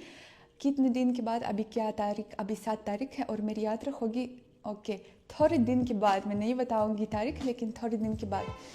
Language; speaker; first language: Hindi; non-native, fluent; Russian